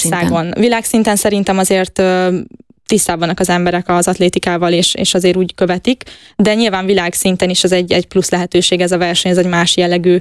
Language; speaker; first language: Hungarian; native; Hungarian